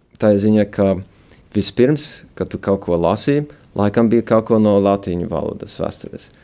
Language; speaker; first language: Latvian; early bilingual, heritage; Latvian